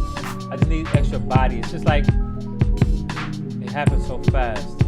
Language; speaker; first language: English; native; English